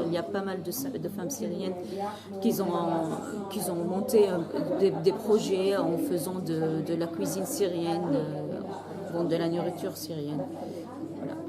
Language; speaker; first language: French; non-native, fluent; Arabic